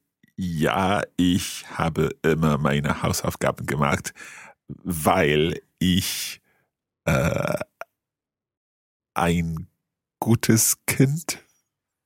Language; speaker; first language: German; non-native, learner; English